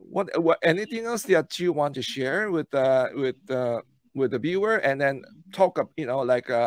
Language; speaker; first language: English; non-native, local second language; Filipino